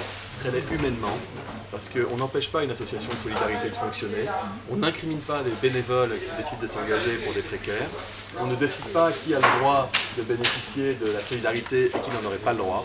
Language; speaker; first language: French; native; French